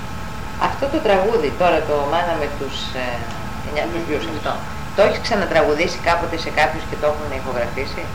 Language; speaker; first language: Greek; native; Greek